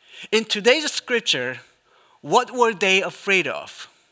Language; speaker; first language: English; non-native, fluent; Korean